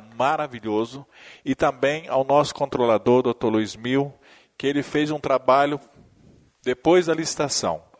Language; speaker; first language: Portuguese; native; Portuguese